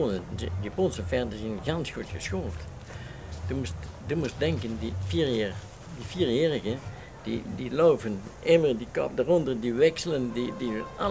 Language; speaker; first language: German; non-native, learner; Dutch